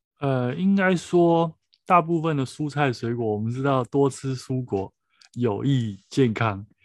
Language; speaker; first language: Chinese; native; Chinese